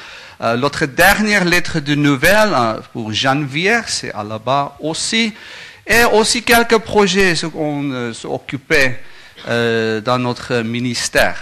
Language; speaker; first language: French; non-native, learner; Afrikaans